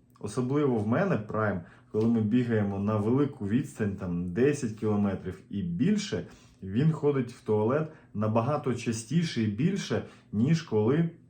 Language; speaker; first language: Ukrainian; native; Ukrainian